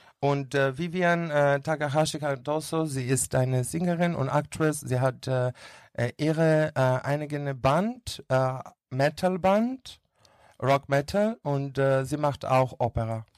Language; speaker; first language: German; non-native, learner; Greek